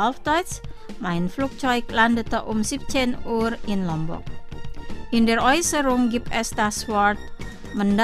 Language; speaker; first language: German; non-native, fluent; Indonesian